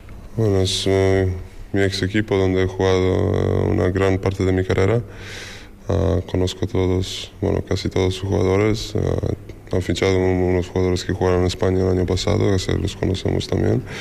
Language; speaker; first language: Spanish; non-native, fluent; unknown